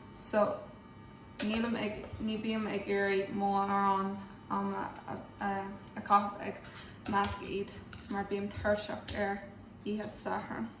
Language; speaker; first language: Irish; non-native, local second language; English